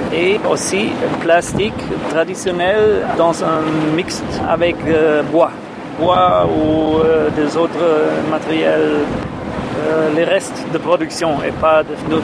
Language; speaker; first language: French; non-native, learner; German